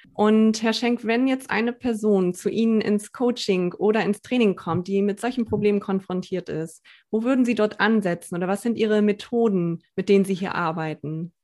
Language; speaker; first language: German; native; German